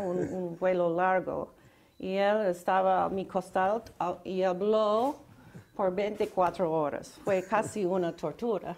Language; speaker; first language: Spanish; non-native, fluent; English